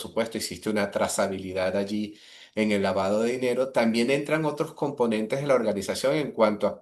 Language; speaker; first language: Spanish; native; Spanish